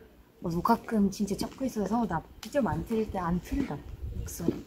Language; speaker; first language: Korean; non-native, fluent; Russian